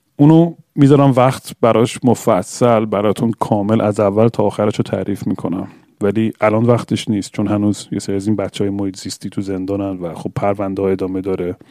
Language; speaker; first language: Persian; early bilingual, heritage; English